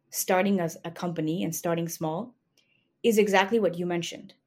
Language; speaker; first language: English; non-native, fluent; Spanish